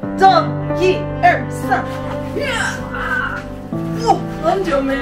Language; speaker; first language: Chinese; non-native, learner; Armenian